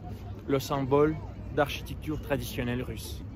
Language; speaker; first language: French; non-native, fluent; Russian